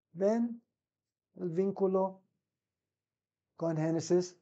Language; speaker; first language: Spanish; non-native, fluent; English